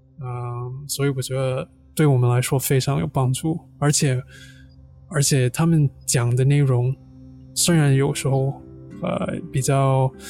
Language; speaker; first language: Chinese; non-native, fluent; English